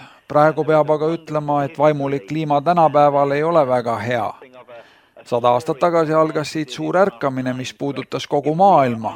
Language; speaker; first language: Estonian; native; Estonian